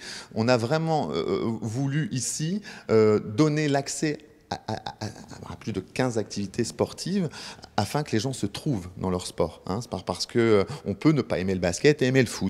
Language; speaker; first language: French; native; French